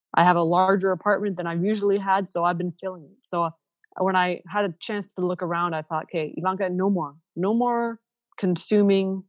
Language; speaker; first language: English; non-native, fluent; Ukrainian